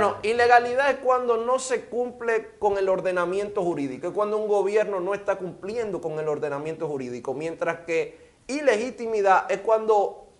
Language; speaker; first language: Spanish; native; Spanish